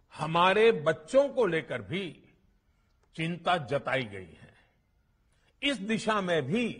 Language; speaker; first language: Hindi; non-native, local second language; Gujarati